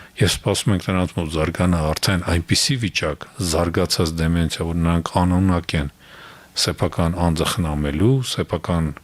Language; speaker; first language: Armenian; native; Armenian